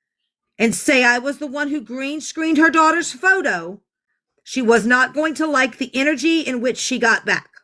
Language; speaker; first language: English; native; English